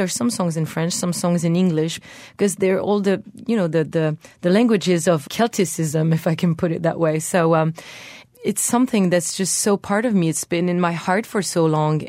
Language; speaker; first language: English; non-native, fluent; French